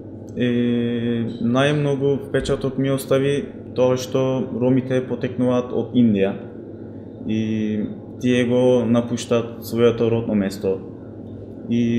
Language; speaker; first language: Macedonian; non-native, fluent; Turkish